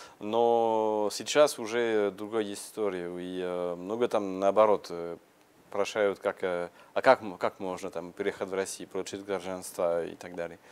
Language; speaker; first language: Russian; non-native, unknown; French